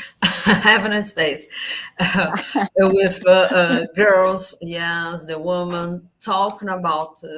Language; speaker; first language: English; non-native, learner; Portuguese